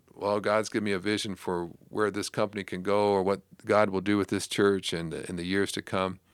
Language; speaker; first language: English; native; English